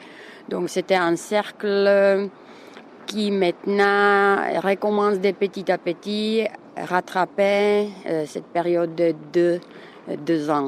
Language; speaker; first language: French; non-native, fluent; Czech